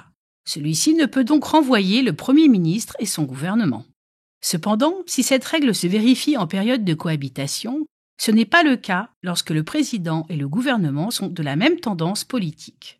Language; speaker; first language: French; native; French